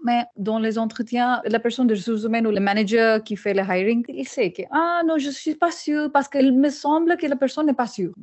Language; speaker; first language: French; non-native, learner; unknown